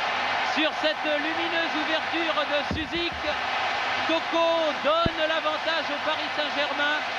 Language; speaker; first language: French; native; French